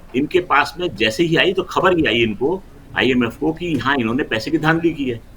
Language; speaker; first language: Hindi; non-native, local second language; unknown